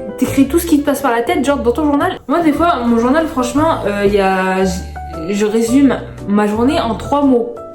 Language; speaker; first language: French; early bilingual, other home language; Arabic